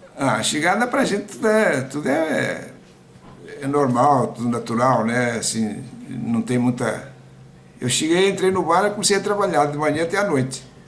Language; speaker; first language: Portuguese; native; Portuguese